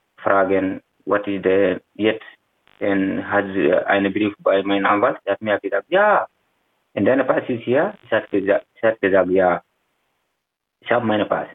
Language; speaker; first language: German; non-native, learner; Fula